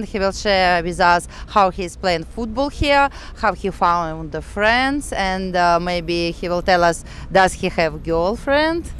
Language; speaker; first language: English; non-native, fluent; Russian